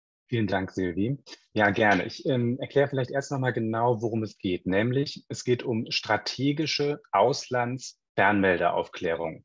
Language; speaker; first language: German; native; German